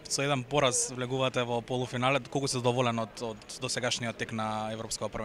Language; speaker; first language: Macedonian; native; Macedonian